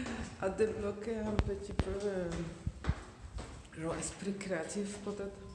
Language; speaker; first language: French; non-native, fluent; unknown